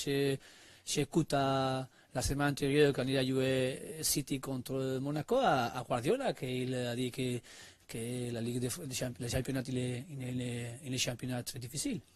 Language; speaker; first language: French; non-native, learner; Spanish